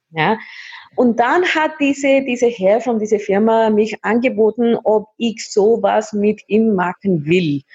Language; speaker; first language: German; non-native, learner; Hindi